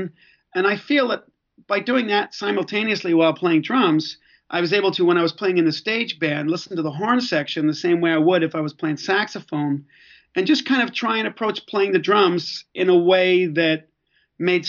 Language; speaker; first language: English; native; English